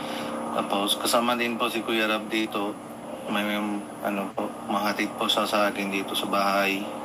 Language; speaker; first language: Filipino; non-native, learner; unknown